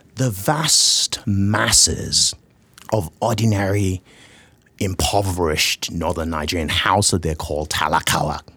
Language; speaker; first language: English; non-native, local second language; Yoruba